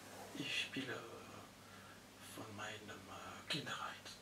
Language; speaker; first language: German; non-native, learner; Arabic